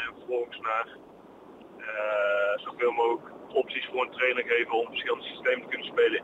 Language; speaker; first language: Dutch; native; Dutch